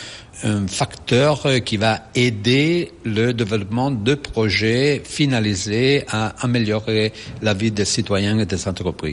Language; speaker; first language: French; non-native, fluent; Italian